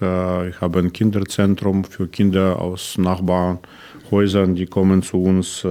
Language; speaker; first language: German; non-native, learner; Russian